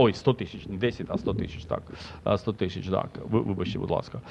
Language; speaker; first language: Ukrainian; non-native, local second language; Russian